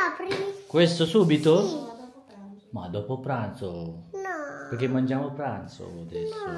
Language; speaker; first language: Italian; non-native, learner; Filipino